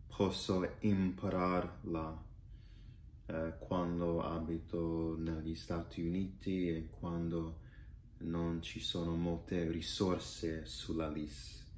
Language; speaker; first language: Italian; non-native, learner; English